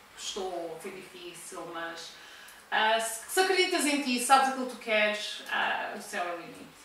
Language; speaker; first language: Portuguese; native; Portuguese